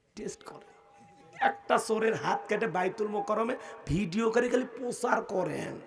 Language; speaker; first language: Bangla; native; Bangla